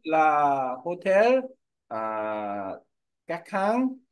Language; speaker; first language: Vietnamese; non-native, learner; Korean